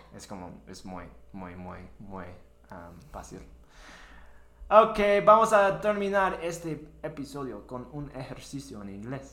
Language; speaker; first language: Spanish; non-native, fluent; English